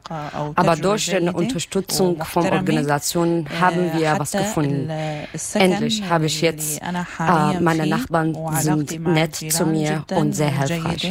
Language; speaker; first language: German; non-native, learner; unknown